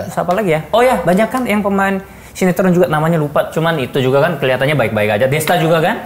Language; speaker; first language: Indonesian; non-native, fluent; Korean